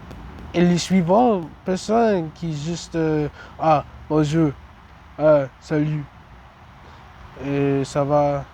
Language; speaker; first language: French; non-native, learner; English